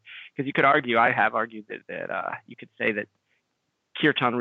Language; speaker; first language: English; native; English